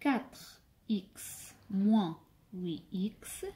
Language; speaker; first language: French; non-native, local second language; Arabic